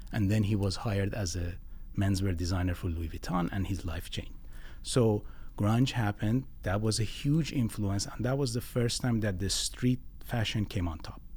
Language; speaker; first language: English; non-native, fluent; Persian